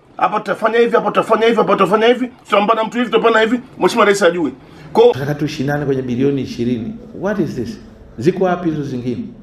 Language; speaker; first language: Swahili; native; Swahili